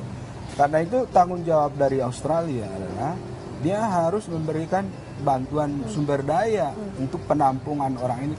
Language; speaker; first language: Indonesian; native; Indonesian